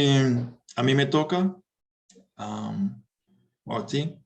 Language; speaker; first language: Spanish; non-native, learner; English